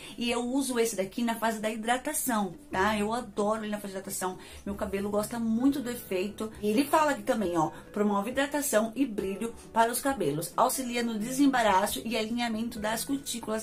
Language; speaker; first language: Portuguese; native; Portuguese